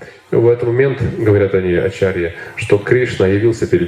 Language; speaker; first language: Russian; native; Russian